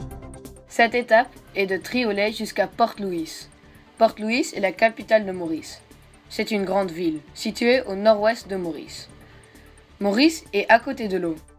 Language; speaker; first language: French; non-native, learner; Dutch